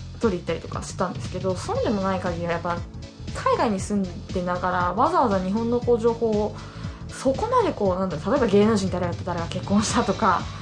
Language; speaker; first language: Japanese; native; Japanese